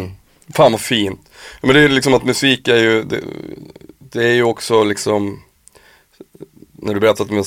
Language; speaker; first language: Swedish; native; Swedish